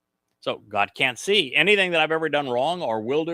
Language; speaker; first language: English; native; English